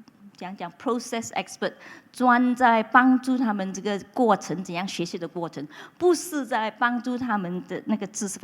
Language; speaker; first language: Chinese; non-native, local second language; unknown